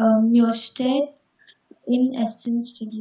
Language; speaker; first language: German; non-native, learner; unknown